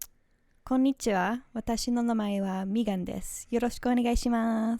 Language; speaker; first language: Japanese; non-native, learner; English